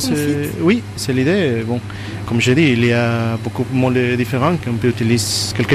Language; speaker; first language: French; non-native, learner; Spanish